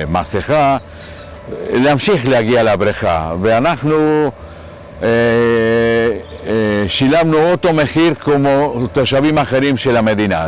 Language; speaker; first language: Hebrew; non-native, fluent; Russian